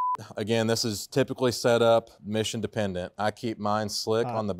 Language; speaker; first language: English; native; English